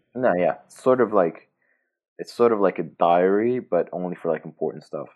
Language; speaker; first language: English; non-native, fluent; Portuguese